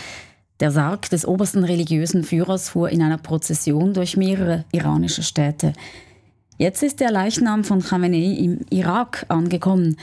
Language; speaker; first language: German; native; German